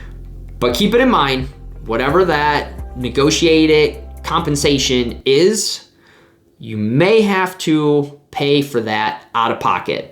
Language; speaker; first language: English; native; English